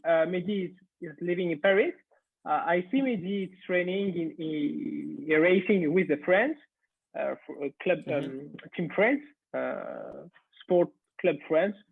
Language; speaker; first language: English; non-native, learner; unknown